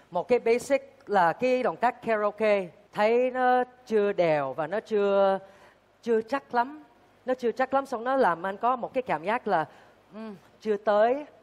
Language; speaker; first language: Vietnamese; early bilingual, heritage; Vietnamese